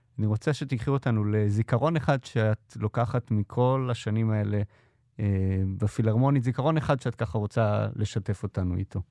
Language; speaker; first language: Hebrew; native; Hebrew